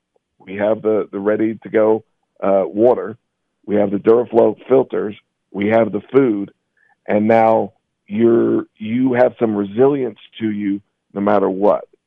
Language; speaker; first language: English; native; English